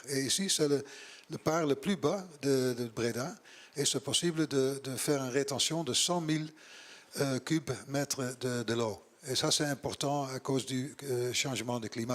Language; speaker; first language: French; non-native, learner; Dutch